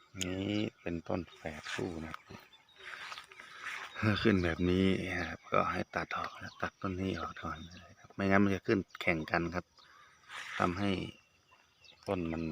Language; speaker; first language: Thai; native; Thai